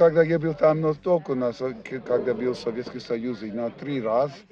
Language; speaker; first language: Russian; non-native, learner; English